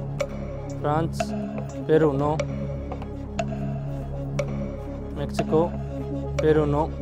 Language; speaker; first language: English; non-native, local second language; Telugu